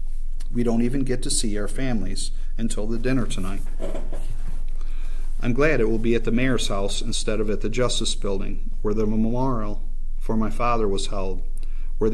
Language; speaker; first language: English; native; English